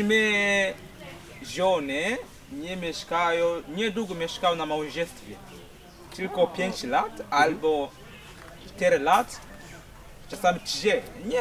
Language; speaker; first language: Polish; non-native, learner; Swahili